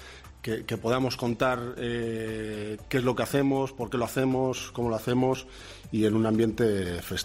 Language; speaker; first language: Spanish; native; Spanish